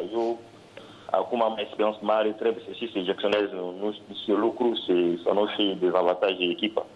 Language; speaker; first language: Romanian; non-native, learner; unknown